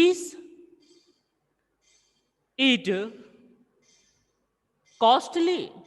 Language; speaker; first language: English; non-native, local second language; Hindi